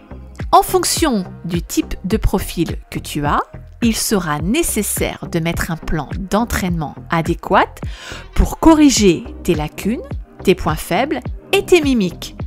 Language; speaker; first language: French; native; French